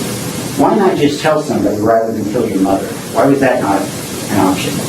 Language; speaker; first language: English; native; English